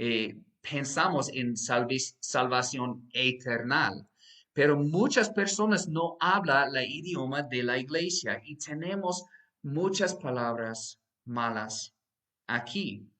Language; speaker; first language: Spanish; non-native, fluent; English